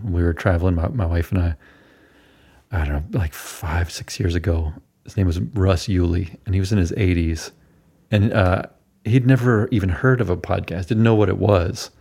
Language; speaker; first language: English; native; English